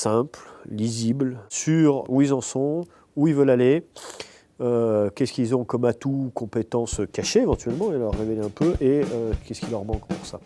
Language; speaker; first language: French; native; French